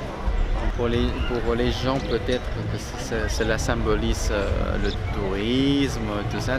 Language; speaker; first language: French; non-native, fluent; Spanish